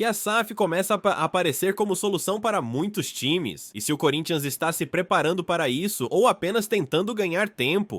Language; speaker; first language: Portuguese; native; Portuguese